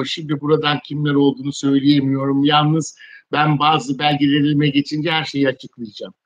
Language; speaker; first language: Turkish; native; Turkish